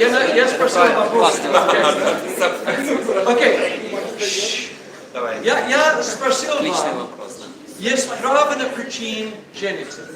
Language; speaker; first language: Russian; non-native, learner; English